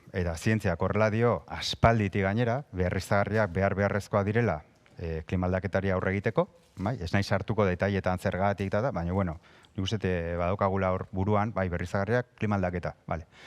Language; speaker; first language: Basque; non-native, local second language; Spanish